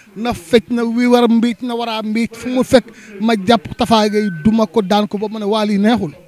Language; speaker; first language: Wolof; native; Wolof